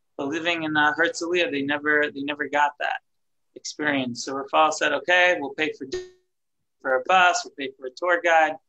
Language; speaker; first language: English; native; English